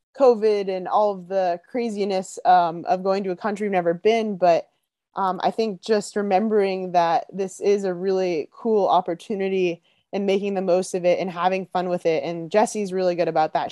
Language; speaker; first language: English; native; English